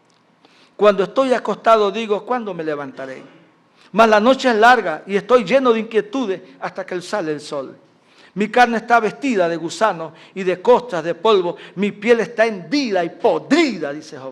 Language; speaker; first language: Spanish; native; Spanish